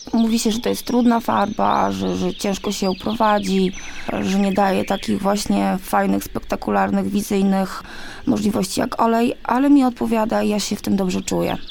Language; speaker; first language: Polish; native; Polish